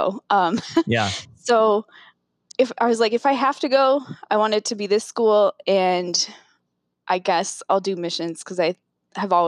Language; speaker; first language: English; native; English